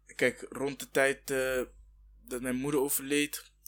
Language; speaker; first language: Dutch; early bilingual, other home language; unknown